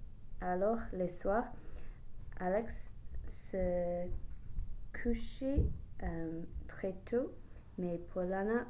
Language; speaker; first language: French; non-native, learner; English